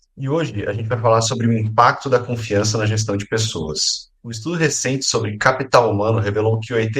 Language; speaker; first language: Portuguese; native; Portuguese